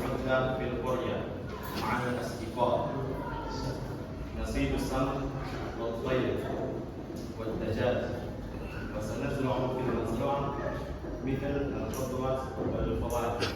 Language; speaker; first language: Arabic; non-native, learner; Indonesian